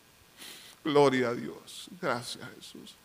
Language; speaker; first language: Spanish; native; Spanish